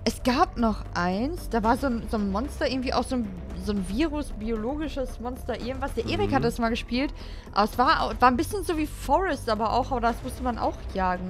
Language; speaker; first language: German; native; German